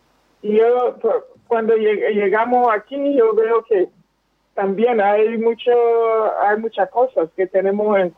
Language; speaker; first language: Spanish; non-native, fluent; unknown